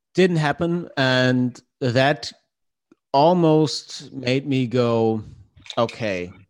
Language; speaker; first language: English; non-native, fluent; German